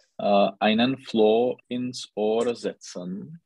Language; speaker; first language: German; non-native, learner; Czech